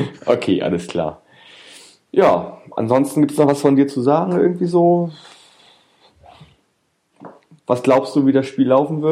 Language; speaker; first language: German; native; German